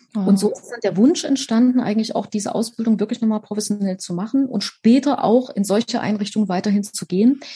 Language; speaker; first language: German; native; German